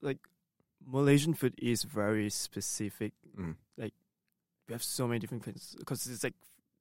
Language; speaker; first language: English; non-native, local second language; Cantonese